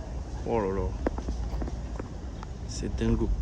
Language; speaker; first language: French; native; French